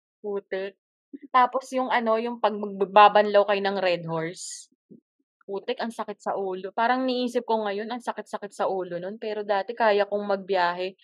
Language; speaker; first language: Filipino; native; Filipino